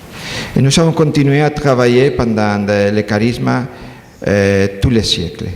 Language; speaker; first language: French; non-native, learner; Spanish